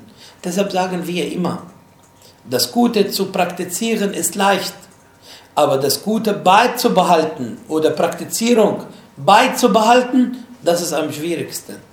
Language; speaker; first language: German; non-native, fluent; Arabic